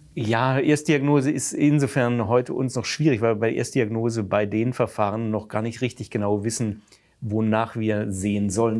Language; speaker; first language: German; native; German